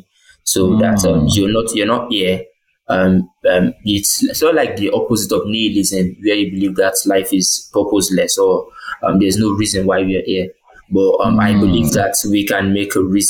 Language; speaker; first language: English; non-native, local second language; Yoruba